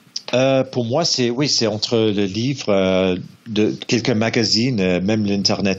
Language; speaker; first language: French; non-native, learner; English